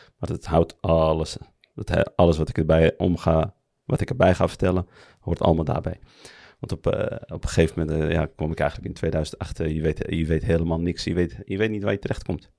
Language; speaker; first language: Dutch; early bilingual, other home language; Arabic